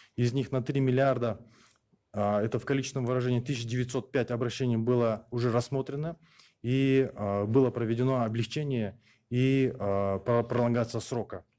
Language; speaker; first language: Russian; non-native, local second language; Kyrgyz